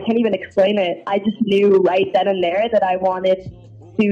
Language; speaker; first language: English; native; English